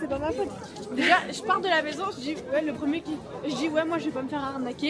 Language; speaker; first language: French; native; French